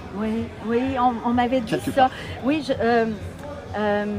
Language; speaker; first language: French; native; French